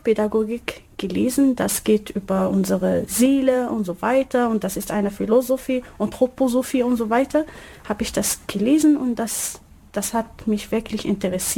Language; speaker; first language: German; non-native, learner; Arabic